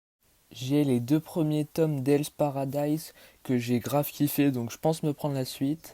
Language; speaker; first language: French; native; French